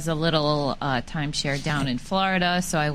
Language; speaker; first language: English; native; English